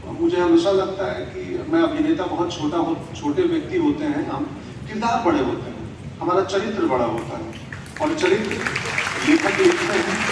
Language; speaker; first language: Hindi; native; Hindi